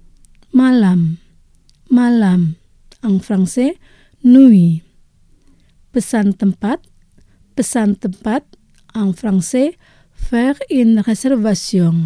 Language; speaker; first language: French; non-native, fluent; Indonesian